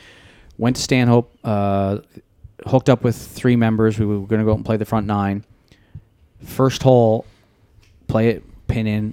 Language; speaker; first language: English; native; English